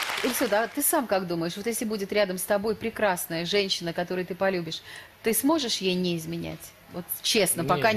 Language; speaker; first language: Russian; native; Russian